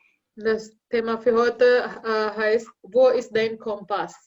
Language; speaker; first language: German; non-native, learner; Indonesian